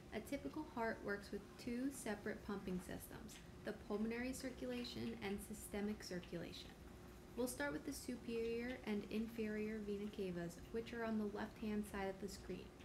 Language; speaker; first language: English; native; English